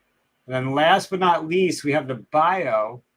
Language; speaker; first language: English; native; English